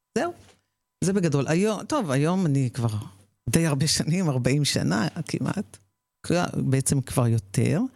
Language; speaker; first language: Hebrew; native; Hebrew